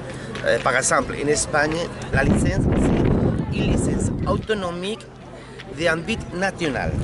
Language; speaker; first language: French; non-native, learner; Spanish